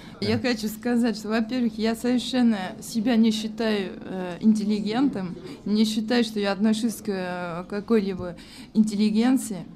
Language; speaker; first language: Russian; non-native, fluent; French